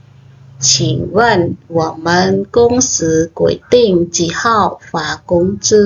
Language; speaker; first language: Chinese; non-native, fluent; Khmer